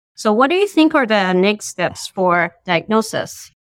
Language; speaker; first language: English; non-native, fluent; Persian